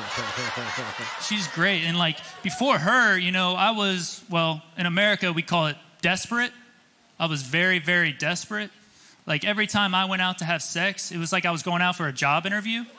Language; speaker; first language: English; native; English